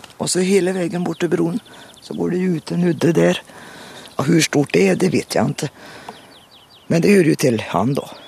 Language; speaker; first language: Swedish; native; Swedish